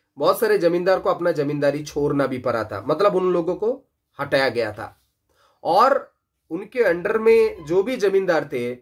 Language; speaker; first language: Hindi; non-native, local second language; Bangla